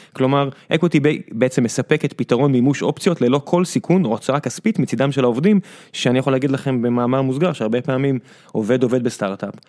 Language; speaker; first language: Hebrew; native; Hebrew